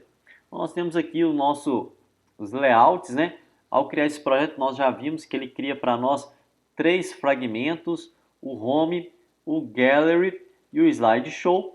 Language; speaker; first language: Portuguese; native; Portuguese